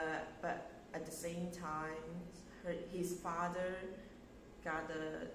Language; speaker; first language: English; non-native, learner; Chinese